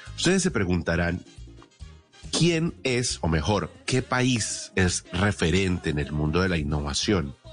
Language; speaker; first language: Spanish; native; Spanish